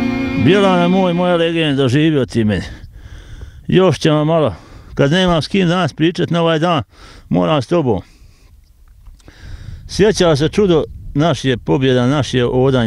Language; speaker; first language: Serbian; native; Serbian